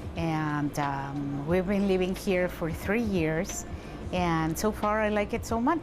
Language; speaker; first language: English; non-native, fluent; Spanish